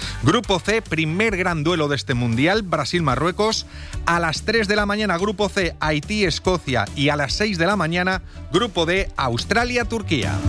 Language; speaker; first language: Spanish; native; Spanish